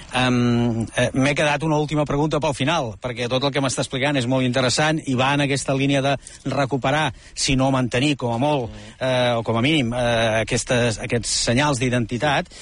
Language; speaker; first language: Catalan; native; Catalan